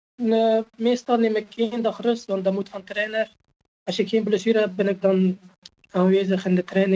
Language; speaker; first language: Dutch; non-native, fluent; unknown